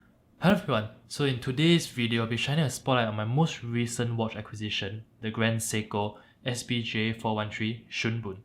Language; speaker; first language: English; native; English